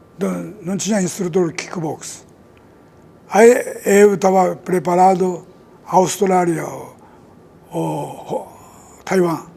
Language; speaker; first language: Portuguese; non-native, learner; Japanese